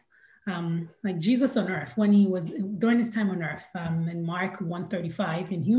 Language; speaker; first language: English; non-native, local second language; Yoruba